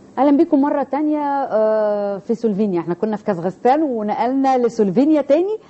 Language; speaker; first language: Arabic; native; Arabic